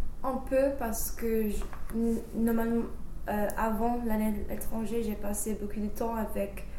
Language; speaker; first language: French; non-native, fluent; English